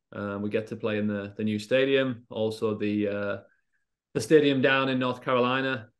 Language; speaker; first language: English; native; English